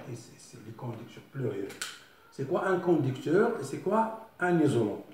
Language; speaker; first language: French; non-native, local second language; Arabic